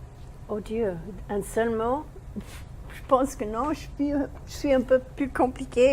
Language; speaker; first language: French; non-native, learner; English